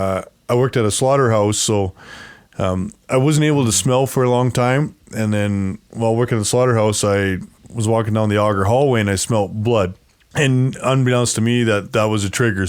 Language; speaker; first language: English; native; English